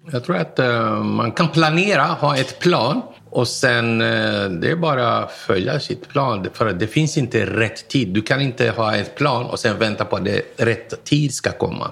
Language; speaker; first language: Swedish; non-native, fluent; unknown